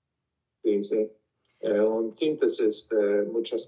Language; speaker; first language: Spanish; early bilingual, heritage; Spanish